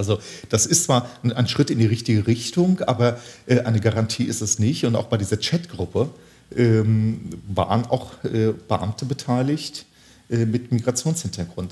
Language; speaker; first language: German; early bilingual, other home language; Turkish